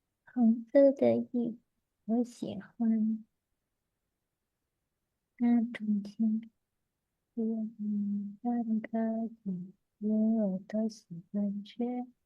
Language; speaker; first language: Chinese; non-native, fluent; Indonesian